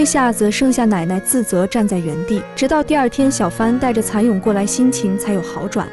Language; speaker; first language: Chinese; native; Chinese